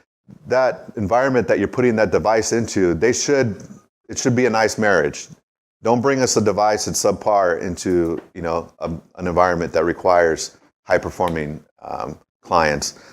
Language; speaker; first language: English; native; English